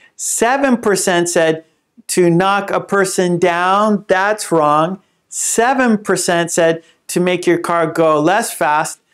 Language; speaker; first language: English; native; English